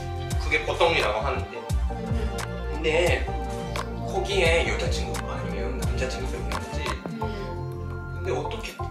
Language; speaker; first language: Korean; non-native, fluent; Japanese